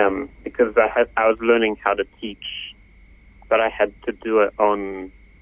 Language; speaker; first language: English; native; English